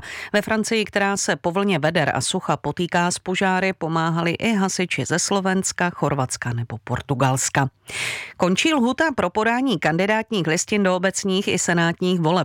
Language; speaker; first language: Czech; native; Czech